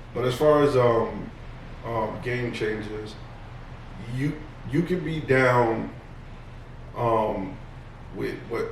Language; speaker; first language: English; native; English